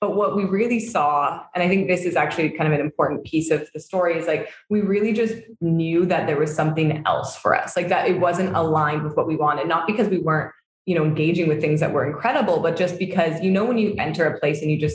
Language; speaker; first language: English; native; English